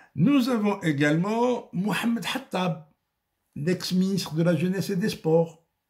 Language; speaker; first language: French; non-native, local second language; Arabic